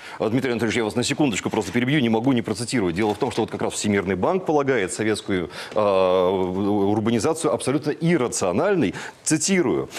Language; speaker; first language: Russian; native; Russian